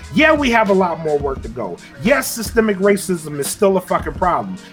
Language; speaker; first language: English; native; English